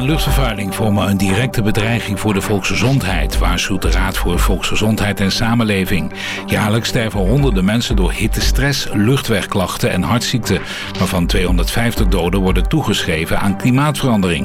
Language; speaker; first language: Dutch; native; Dutch